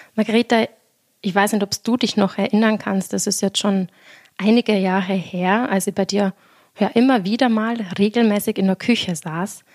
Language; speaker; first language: German; native; German